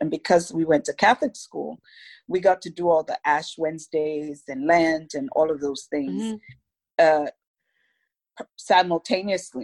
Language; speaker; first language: English; non-native, local second language; Yoruba